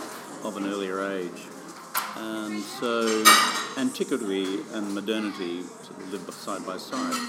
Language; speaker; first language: English; native; English